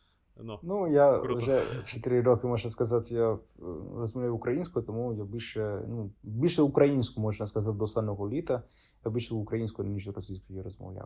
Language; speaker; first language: Ukrainian; non-native, fluent; Italian